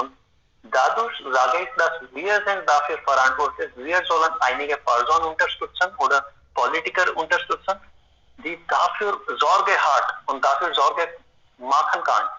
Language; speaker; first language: German; non-native, fluent; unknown